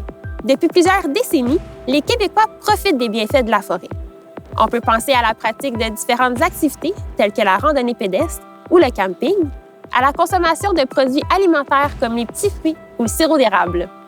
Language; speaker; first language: French; native; French